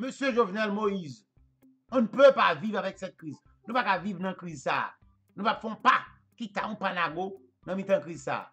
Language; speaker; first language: French; non-native, local second language; Haitian Creole